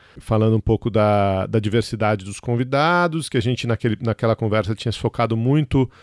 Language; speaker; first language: Portuguese; native; Portuguese